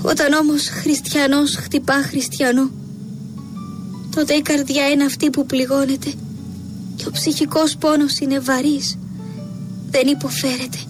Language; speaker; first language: Greek; native; Greek